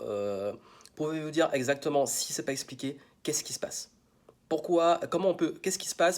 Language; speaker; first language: French; native; French